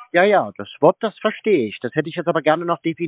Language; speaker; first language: German; native; German